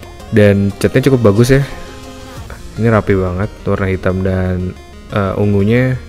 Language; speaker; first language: Indonesian; native; Indonesian